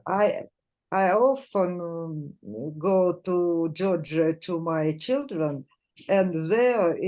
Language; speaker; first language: English; non-native, learner; Russian